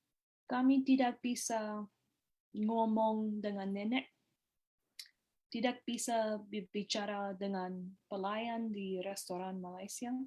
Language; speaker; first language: Indonesian; non-native, learner; English